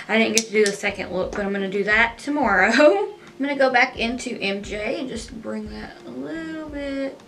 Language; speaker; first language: English; native; English